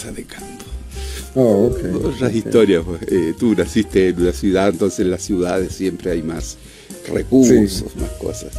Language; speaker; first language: Spanish; native; Spanish